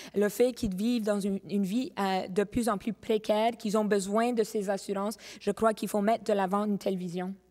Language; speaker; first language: French; non-native, local second language; English